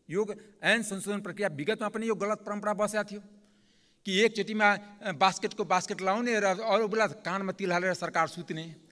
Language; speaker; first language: Nepali; non-native, local second language; Maithili